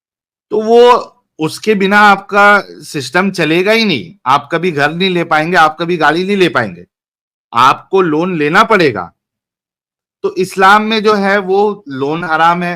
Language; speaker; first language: Hindi; native; Hindi